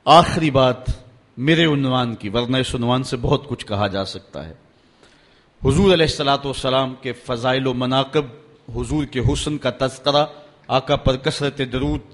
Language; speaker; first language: Urdu; native; Urdu